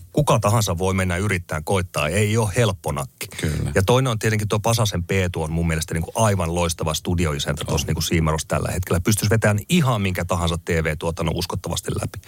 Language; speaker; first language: Finnish; native; Finnish